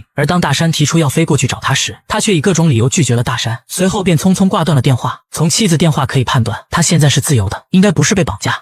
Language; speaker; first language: Chinese; native; Chinese